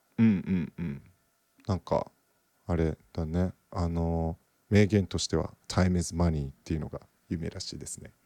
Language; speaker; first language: Japanese; native; Japanese